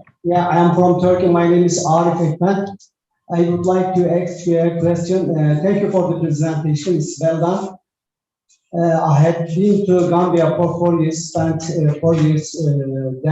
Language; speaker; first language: English; non-native, fluent; Turkish